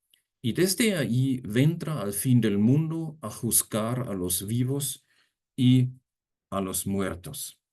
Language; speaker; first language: Spanish; non-native, fluent; German